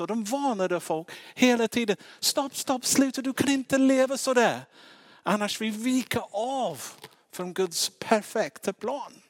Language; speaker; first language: Swedish; non-native, fluent; English